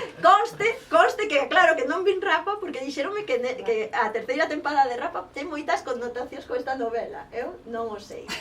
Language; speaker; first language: Galician; non-native, local second language; Spanish